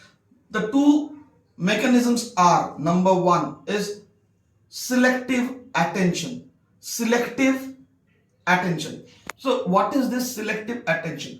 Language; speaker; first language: English; non-native, local second language; Bangla